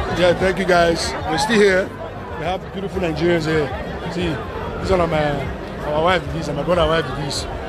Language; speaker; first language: English; non-native, local second language; Bini